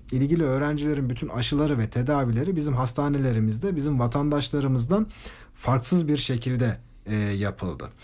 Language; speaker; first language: Turkish; native; Turkish